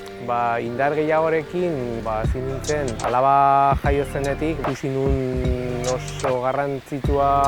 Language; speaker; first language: Basque; non-native, fluent; Spanish